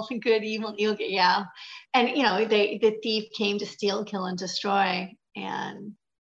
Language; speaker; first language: English; native; English